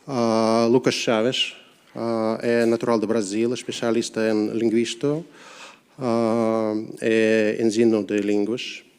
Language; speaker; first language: Portuguese; non-native, learner; Russian